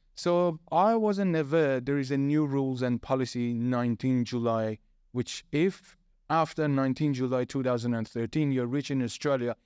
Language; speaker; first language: English; non-native, fluent; Persian